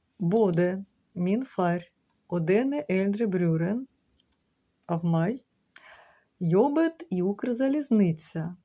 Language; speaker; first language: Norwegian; non-native, learner; Ukrainian